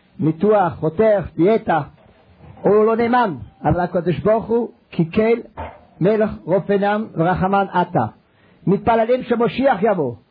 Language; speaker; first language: Hebrew; non-native, fluent; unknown